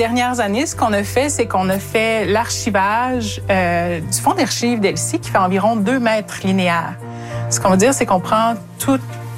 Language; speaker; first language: French; native; French